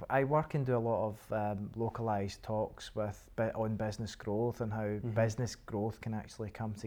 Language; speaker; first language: English; native; English